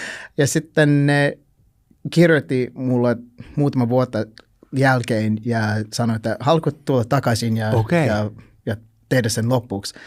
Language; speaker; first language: Finnish; non-native, learner; English